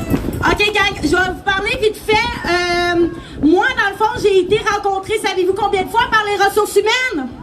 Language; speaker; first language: French; native; French